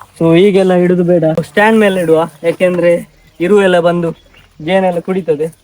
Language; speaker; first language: Kannada; non-native, local second language; Tulu